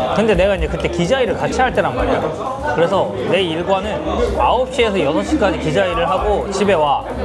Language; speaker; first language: Korean; native; Korean